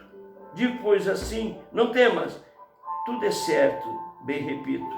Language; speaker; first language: Portuguese; native; Portuguese